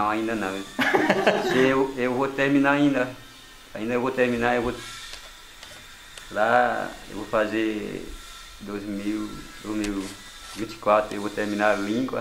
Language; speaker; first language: Portuguese; non-native, local second language; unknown